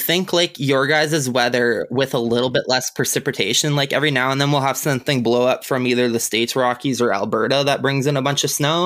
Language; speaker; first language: English; native; English